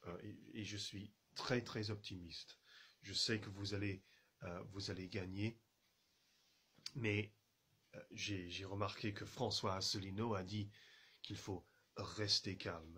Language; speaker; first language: French; non-native, fluent; English